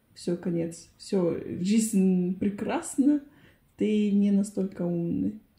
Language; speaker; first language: Russian; non-native, fluent; Spanish